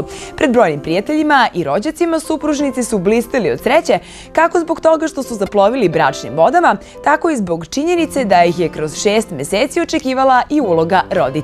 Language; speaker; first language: Croatian; native; Croatian